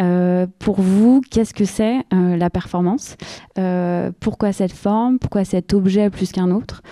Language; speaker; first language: French; native; French